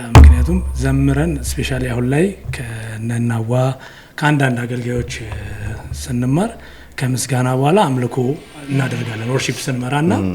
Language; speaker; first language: Amharic; native; Amharic